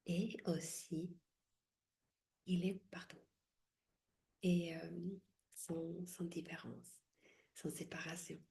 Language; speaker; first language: French; non-native, fluent; Spanish